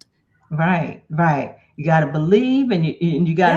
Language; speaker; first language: English; native; English